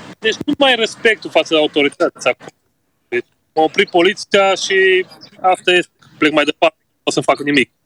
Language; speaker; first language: Romanian; native; Romanian